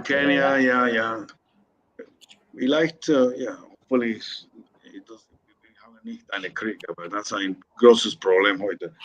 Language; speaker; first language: German; non-native, learner; Spanish